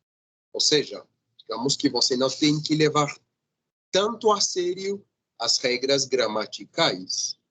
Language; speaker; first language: Portuguese; non-native, fluent; Spanish